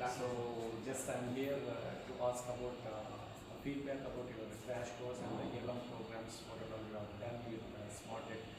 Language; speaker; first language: English; non-native, local second language; Tamil